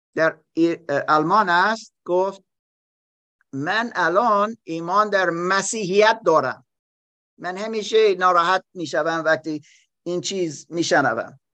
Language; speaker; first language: Persian; non-native, learner; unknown